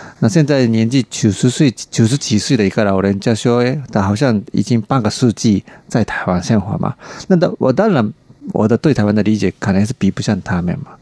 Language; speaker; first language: Chinese; non-native, fluent; Japanese